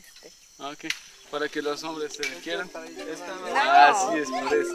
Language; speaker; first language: Spanish; non-native, learner; French